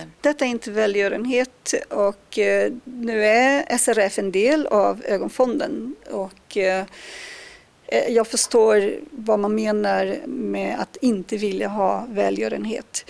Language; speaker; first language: Swedish; non-native, fluent; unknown